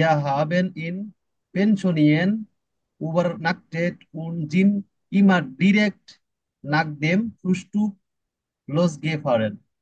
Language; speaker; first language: German; non-native, learner; Bangla